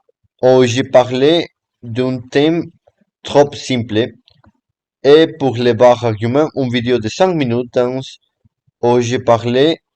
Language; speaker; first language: French; non-native, learner; Spanish